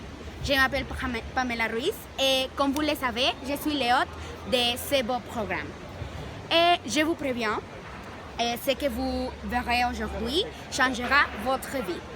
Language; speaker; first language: French; non-native, learner; Spanish